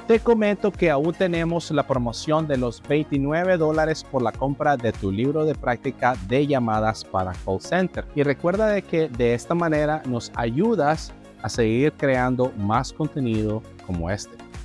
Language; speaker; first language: Spanish; native; Spanish